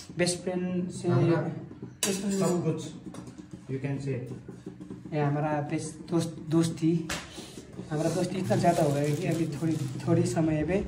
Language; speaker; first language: Hindi; non-native, learner; Nepali